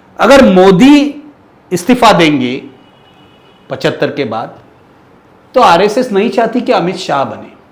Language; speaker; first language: Hindi; non-native, local second language; Marathi